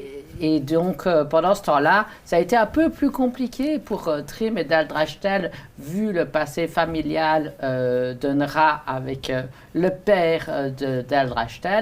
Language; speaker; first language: French; native; French